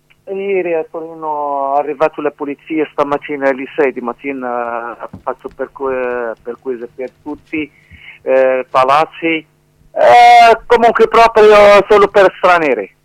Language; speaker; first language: Italian; non-native, learner; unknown